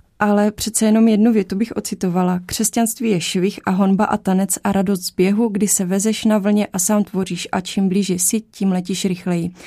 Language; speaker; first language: Czech; native; Czech